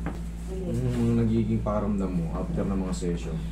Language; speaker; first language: Filipino; native; Filipino